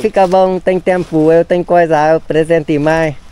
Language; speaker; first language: Portuguese; non-native, learner; Vietnamese